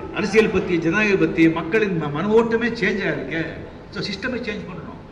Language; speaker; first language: Tamil; non-native, local second language; Marathi